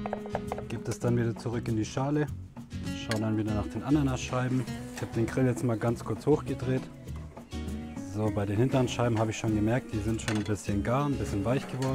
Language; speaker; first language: German; native; German